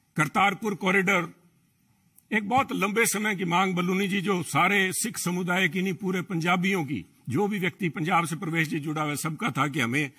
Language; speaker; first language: Hindi; native; Hindi